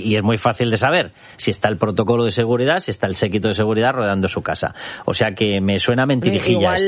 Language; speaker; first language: Spanish; native; Spanish